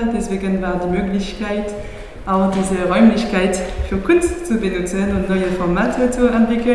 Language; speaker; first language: German; non-native, fluent; French